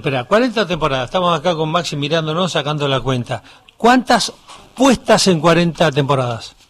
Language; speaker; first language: Spanish; native; Spanish